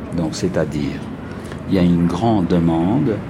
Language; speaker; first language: French; non-native, fluent; Spanish